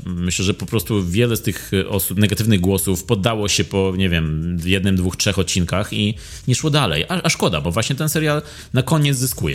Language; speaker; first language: Polish; native; Polish